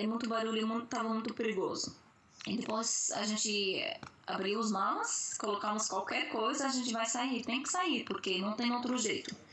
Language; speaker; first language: Portuguese; non-native, fluent; Arabic